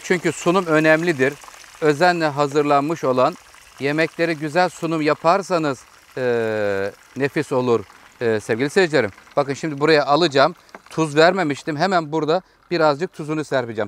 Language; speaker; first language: Turkish; native; Turkish